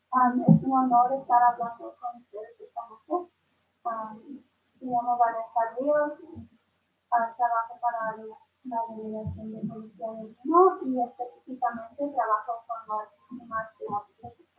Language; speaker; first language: Spanish; early bilingual, other home language; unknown